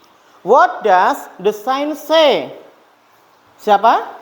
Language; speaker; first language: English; non-native, fluent; Indonesian